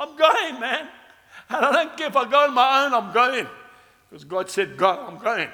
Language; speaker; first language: English; native; English